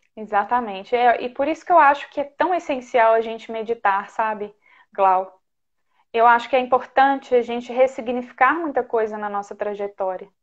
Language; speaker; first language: Portuguese; native; Portuguese